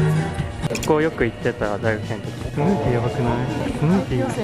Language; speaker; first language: Japanese; native; Japanese